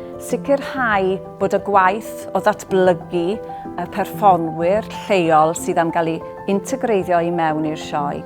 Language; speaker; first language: Welsh; native; Welsh